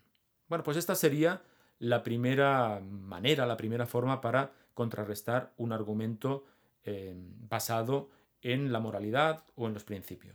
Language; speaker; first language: Spanish; native; Spanish